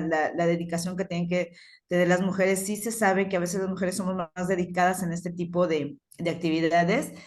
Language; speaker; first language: Spanish; native; Spanish